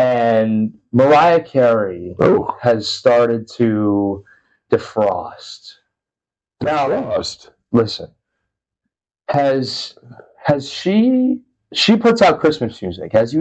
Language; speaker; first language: English; native; English